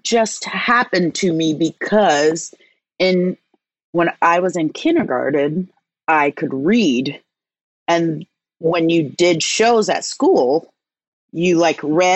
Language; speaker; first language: English; native; English